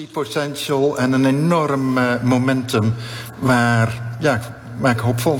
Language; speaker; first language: Dutch; native; Dutch